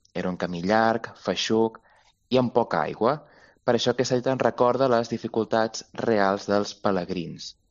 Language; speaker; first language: Catalan; native; Catalan